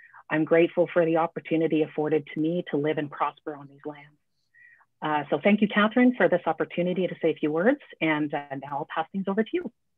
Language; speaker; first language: English; native; English